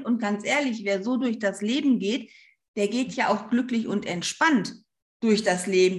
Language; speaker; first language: German; native; German